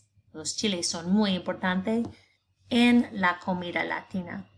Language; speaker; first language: Spanish; non-native, fluent; English